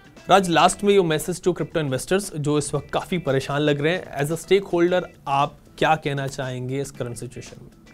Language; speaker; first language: Hindi; native; Hindi